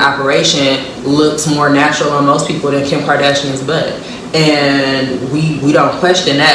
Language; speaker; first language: English; native; English